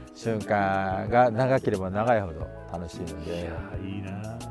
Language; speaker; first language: Japanese; native; Japanese